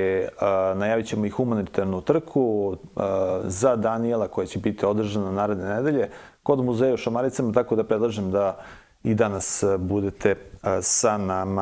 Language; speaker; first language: Serbian; native; Serbian